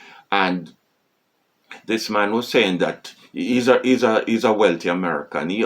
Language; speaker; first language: English; non-native, fluent; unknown